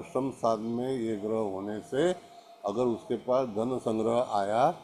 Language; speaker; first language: Hindi; non-native, local second language; Marathi